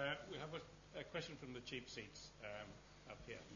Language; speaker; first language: English; native; English